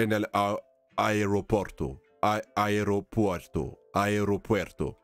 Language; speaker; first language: Spanish; non-native, learner; English